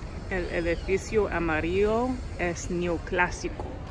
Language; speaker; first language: Spanish; non-native, learner; English